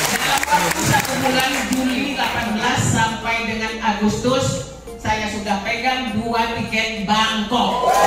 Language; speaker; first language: Indonesian; native; Indonesian